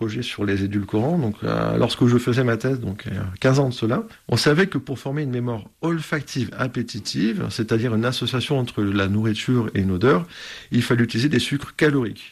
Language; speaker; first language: French; native; French